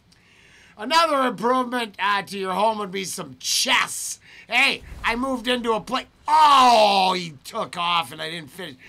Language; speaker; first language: English; native; English